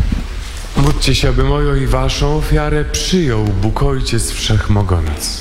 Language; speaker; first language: Polish; native; Polish